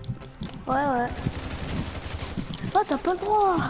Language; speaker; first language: French; native; French